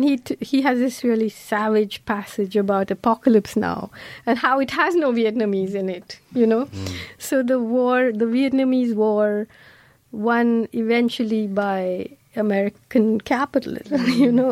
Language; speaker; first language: English; non-native, local second language; Malayalam